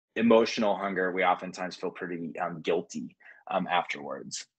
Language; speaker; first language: English; native; English